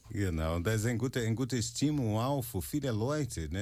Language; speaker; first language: German; non-native, fluent; Portuguese